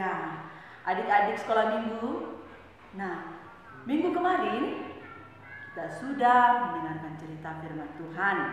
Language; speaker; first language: Indonesian; native; Indonesian